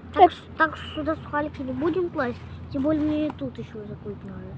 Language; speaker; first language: Russian; native; Russian